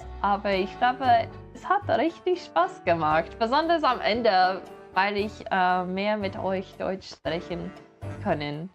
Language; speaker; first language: German; non-native, learner; English